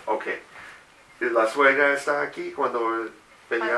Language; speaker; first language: Spanish; non-native, learner; English